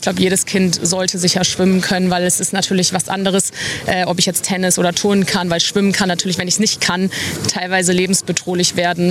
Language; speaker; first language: German; native; German